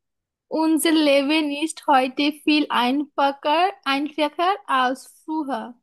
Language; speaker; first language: German; non-native, learner; Bangla